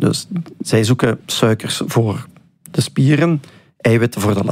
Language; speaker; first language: Dutch; native; Dutch